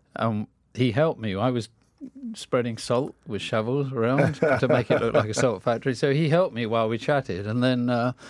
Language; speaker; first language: English; native; English